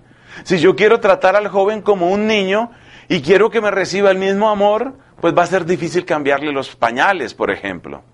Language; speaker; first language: Spanish; native; Spanish